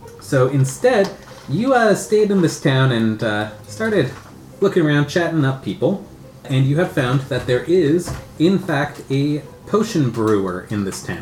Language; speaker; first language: English; native; English